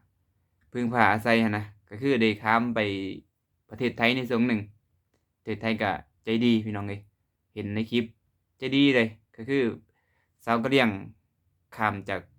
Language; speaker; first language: Thai; non-native, local second language; Lao